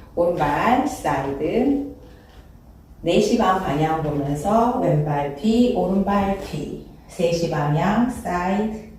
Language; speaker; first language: Korean; native; Korean